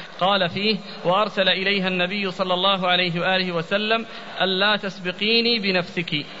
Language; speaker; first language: Arabic; native; Arabic